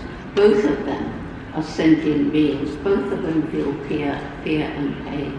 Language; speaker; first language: English; native; English